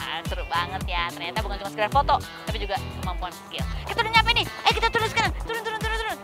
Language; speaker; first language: Indonesian; native; Indonesian